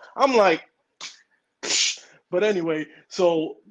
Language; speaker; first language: English; early bilingual, other home language; Spanish